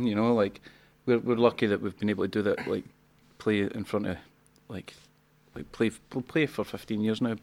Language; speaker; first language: English; native; English